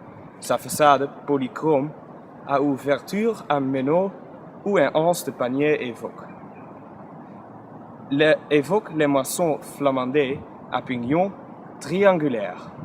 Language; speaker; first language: French; non-native, learner; Dutch